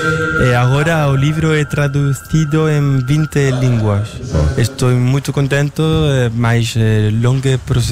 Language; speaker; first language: Portuguese; non-native, learner; Spanish